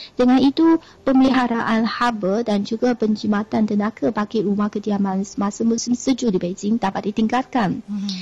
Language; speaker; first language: Malay; non-native, fluent; Chinese